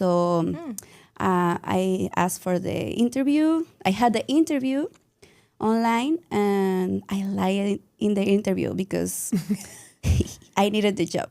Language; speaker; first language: English; non-native, learner; Spanish